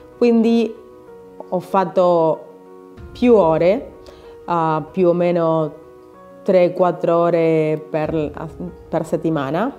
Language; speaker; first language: Italian; non-native, learner; Spanish